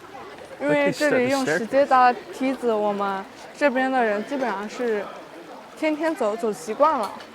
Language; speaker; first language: Chinese; native; Chinese